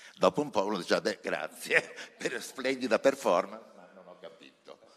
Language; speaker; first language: Italian; native; Italian